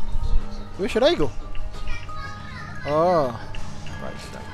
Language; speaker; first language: English; non-native, local second language; Malay